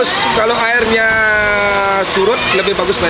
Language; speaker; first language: Indonesian; non-native, local second language; Javanese